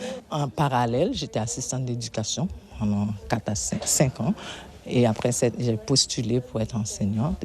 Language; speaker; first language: French; non-native, local second language; Haitian Creole